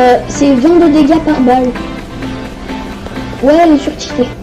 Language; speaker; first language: French; native; French